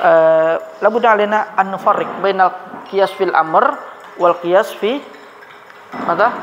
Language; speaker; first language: Arabic; non-native, learner; Malay